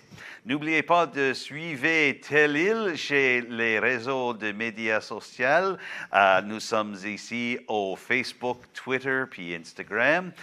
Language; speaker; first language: French; non-native, local second language; English